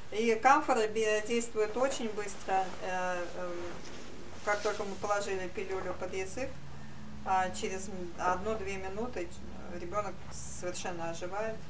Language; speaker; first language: Russian; native; Russian